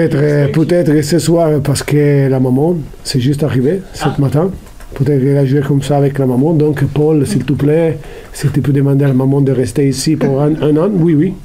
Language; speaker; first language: French; non-native, learner; Italian